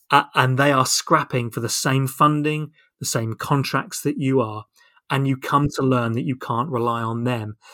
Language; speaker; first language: English; native; English